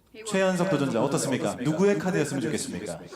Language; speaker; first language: Korean; native; Korean